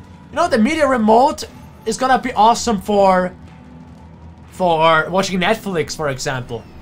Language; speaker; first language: English; non-native, fluent; German